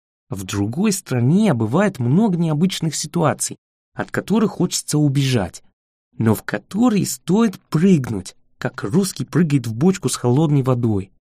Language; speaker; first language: Russian; non-native, fluent; English